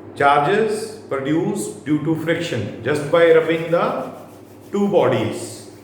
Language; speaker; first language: English; non-native, local second language; Punjabi